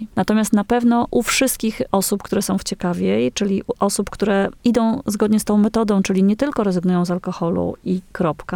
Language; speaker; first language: Polish; native; Polish